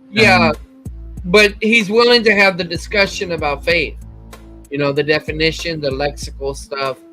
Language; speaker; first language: English; native; English